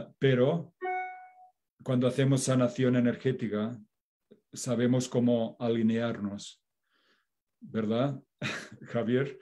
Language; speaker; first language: Spanish; non-native, local second language; Catalan